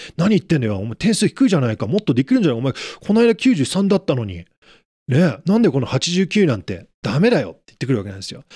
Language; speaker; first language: Japanese; native; Japanese